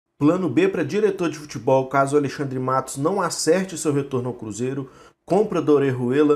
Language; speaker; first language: Portuguese; native; Portuguese